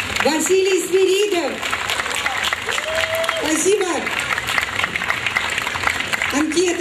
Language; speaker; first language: Russian; native; Russian